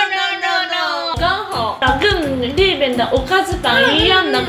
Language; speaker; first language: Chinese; non-native, fluent; Japanese